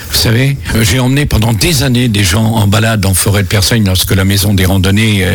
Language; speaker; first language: French; native; French